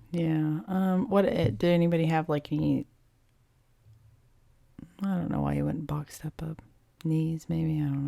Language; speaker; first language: English; native; English